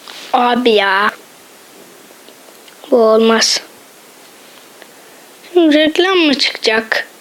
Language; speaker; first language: Turkish; native; Turkish